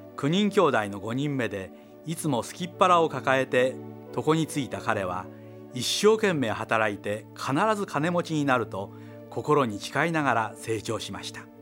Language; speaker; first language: Japanese; native; Japanese